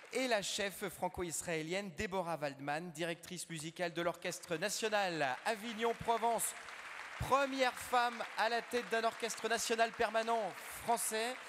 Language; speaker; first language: French; native; French